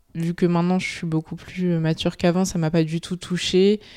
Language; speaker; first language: French; native; French